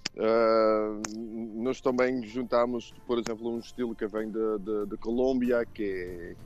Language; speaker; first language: Portuguese; non-native, fluent; Dutch